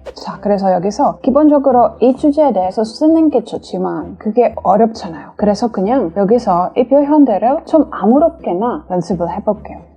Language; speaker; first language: Korean; non-native, fluent; English